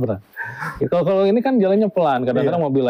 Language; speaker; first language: Indonesian; native; Indonesian